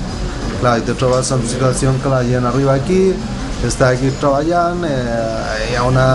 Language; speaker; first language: Catalan; non-native, learner; Spanish